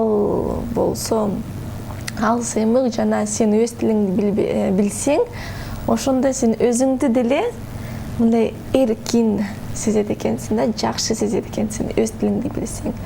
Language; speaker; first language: Kyrgyz; non-native, local second language; Russian